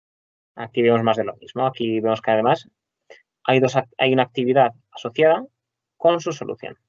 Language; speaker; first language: Spanish; native; Spanish